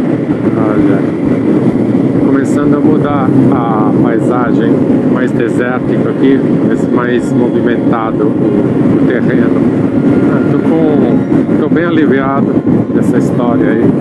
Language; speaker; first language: Portuguese; non-native, fluent; Italian